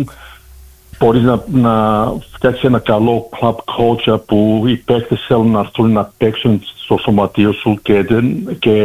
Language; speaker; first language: Greek; early bilingual, heritage; Greek